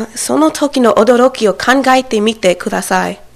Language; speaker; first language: Japanese; non-native, learner; English